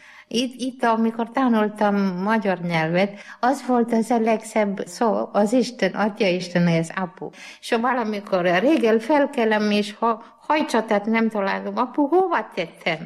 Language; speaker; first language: Hungarian; non-native, learner; Malayalam